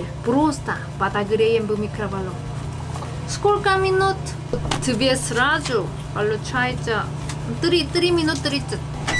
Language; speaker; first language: Russian; non-native, fluent; Korean